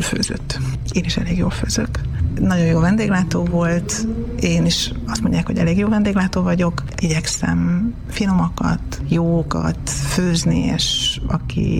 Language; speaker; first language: Hungarian; native; Hungarian